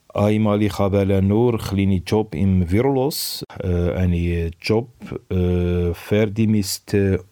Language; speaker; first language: German; non-native, learner; Arabic